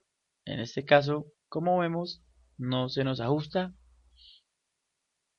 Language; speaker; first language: Spanish; native; Spanish